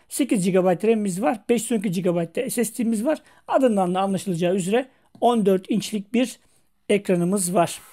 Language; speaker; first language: Turkish; native; Turkish